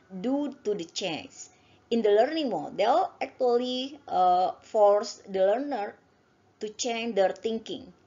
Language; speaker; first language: English; non-native, learner; Indonesian